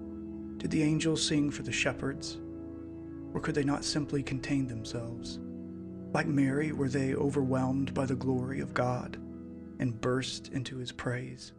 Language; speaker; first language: English; native; English